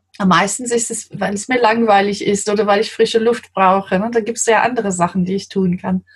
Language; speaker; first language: German; non-native, fluent; English